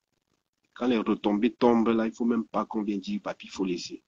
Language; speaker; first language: French; native; French